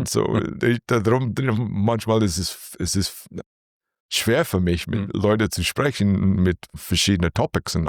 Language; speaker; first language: German; non-native, learner; English